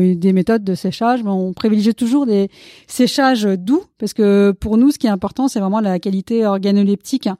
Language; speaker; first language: French; non-native, fluent; Malayalam